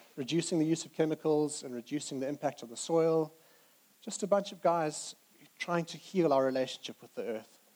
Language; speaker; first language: English; native; English